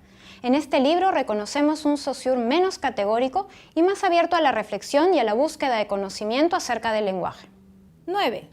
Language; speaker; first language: Spanish; native; Spanish